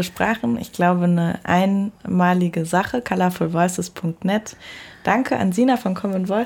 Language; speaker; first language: German; native; German